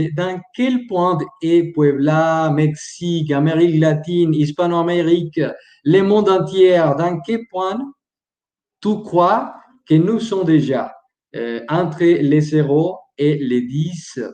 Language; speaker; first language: French; non-native, learner; Spanish